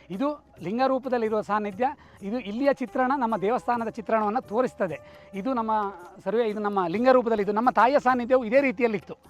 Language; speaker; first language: Kannada; native; Kannada